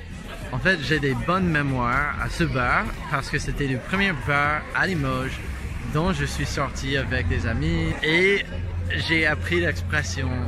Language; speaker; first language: French; non-native, fluent; English